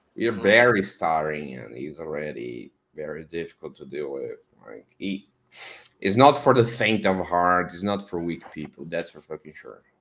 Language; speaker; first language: English; non-native, fluent; Portuguese